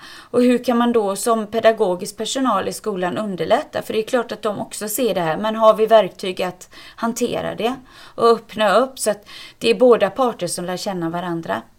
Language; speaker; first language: Swedish; native; Swedish